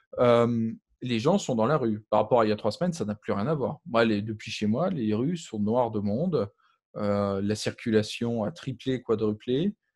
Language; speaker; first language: French; native; French